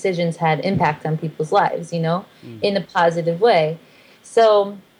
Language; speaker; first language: English; native; English